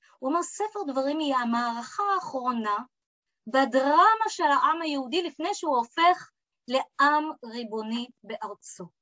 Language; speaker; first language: Hebrew; early bilingual, other home language; English